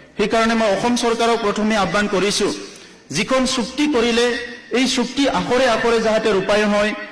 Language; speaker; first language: Assamese; non-native, local second language; Bodo